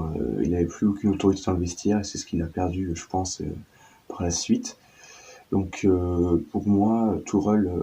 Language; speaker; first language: French; native; French